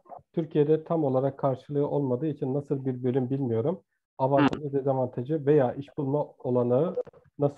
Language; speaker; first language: Turkish; native; Turkish